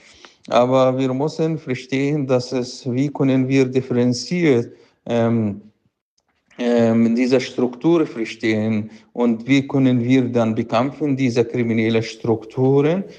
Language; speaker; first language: German; non-native, fluent; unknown